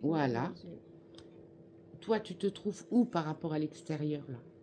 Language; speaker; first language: French; native; French